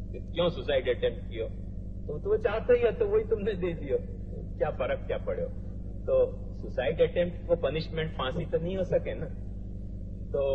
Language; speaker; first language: Hindi; native; Hindi